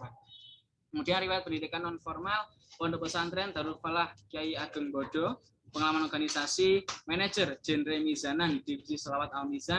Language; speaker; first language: Indonesian; native; Indonesian